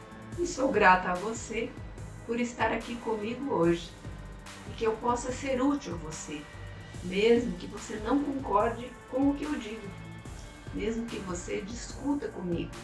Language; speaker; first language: Portuguese; native; Portuguese